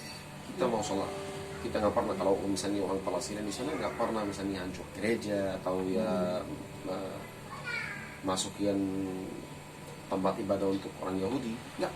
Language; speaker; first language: Indonesian; non-native, fluent; Arabic